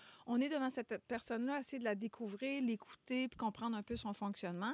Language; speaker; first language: French; native; French